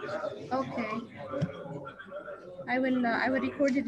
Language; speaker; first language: English; non-native, fluent; Arabic